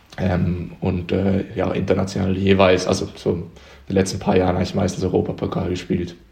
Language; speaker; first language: German; native; German